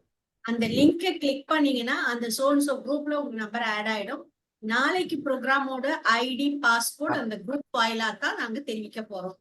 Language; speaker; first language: Tamil; native; Tamil